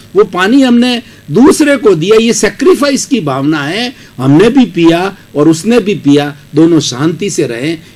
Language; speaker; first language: Hindi; native; Hindi